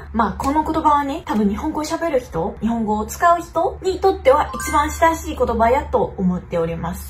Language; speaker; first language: Japanese; non-native, fluent; Chinese